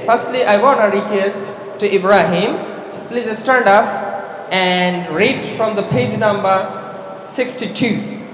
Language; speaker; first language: English; non-native, local second language; Bangla